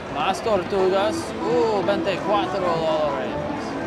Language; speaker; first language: Spanish; non-native, learner; English